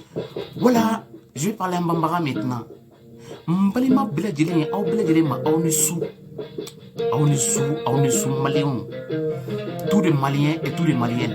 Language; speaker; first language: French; non-native, local second language; Soninke